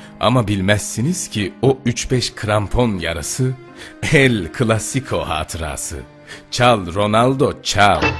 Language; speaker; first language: Turkish; native; Turkish